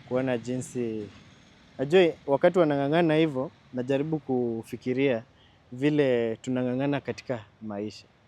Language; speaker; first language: Swahili; non-native, local second language; Luyia